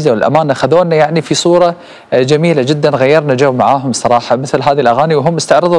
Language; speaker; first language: Arabic; native; Arabic